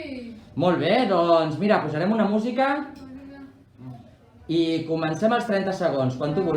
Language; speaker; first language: Catalan; native; Catalan